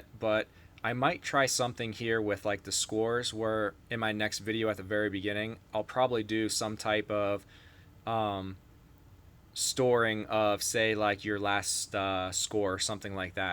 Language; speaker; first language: English; native; English